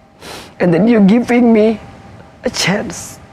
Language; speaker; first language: English; non-native, fluent; Indonesian